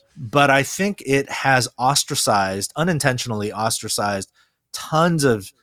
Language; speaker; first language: English; early bilingual, other home language; Korean